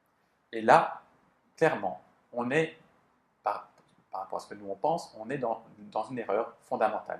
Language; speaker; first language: French; native; French